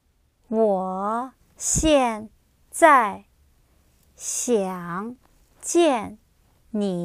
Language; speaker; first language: Chinese; non-native, learner; English